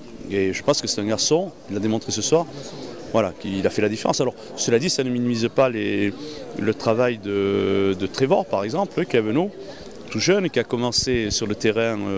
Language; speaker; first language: French; native; French